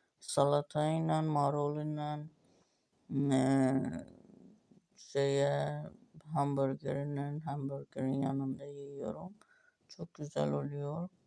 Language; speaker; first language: Turkish; non-native, learner; Azerbaijani